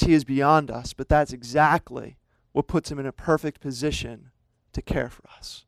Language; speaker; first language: English; native; English